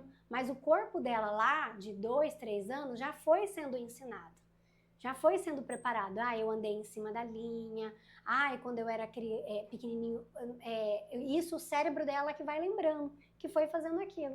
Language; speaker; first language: Portuguese; native; Portuguese